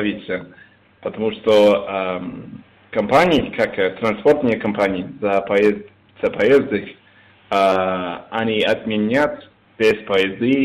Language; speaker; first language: Russian; non-native, learner; English